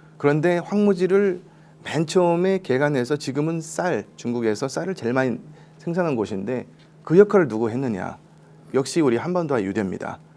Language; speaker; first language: Korean; native; Korean